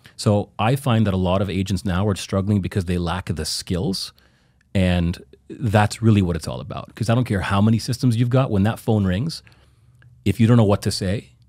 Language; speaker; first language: English; native; English